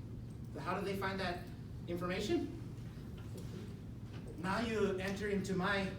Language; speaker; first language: English; non-native, fluent; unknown